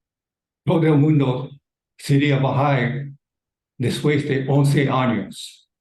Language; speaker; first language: Spanish; non-native, fluent; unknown